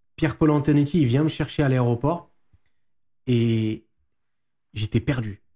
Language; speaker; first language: French; native; French